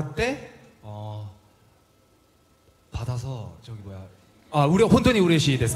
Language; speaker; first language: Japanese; non-native, learner; Korean